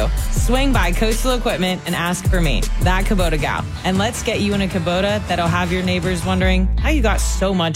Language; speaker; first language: English; native; English